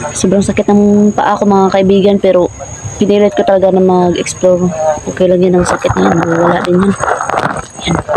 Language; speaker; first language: Filipino; non-native, local second language; Cebuano